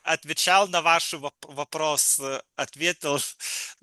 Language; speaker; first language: Russian; non-native, learner; Lithuanian